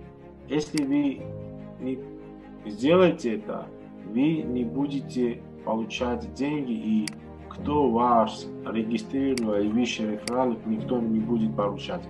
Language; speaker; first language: Russian; non-native, learner; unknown